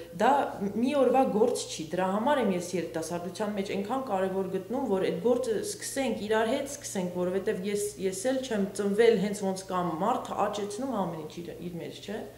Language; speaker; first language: Armenian; early bilingual, heritage; Armenian